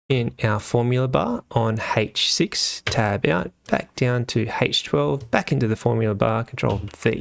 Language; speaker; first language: English; native; English